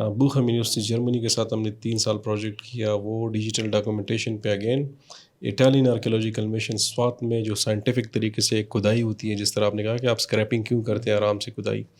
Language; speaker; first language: Urdu; non-native, local second language; Pashto